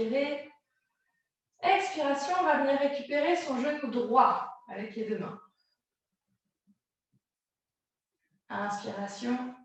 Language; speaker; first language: French; native; French